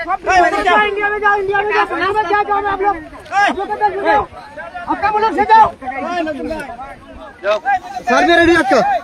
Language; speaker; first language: Hindi; non-native, learner; Bangla